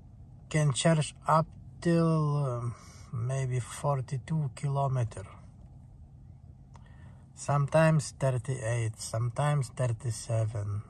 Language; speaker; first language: English; non-native, learner; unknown